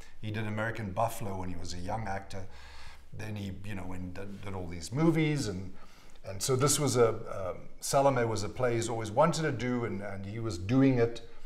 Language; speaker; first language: English; non-native, local second language; Afrikaans